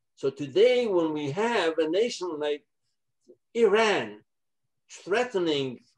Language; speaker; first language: English; non-native, fluent; Polish